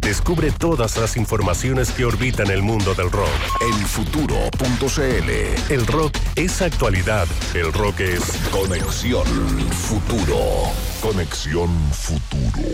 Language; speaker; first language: Spanish; native; Spanish